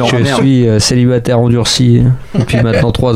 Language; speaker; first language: French; native; French